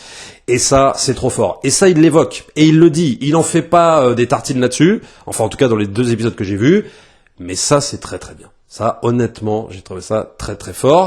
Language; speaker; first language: French; native; French